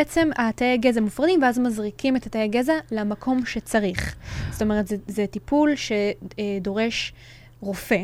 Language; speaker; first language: Hebrew; native; Hebrew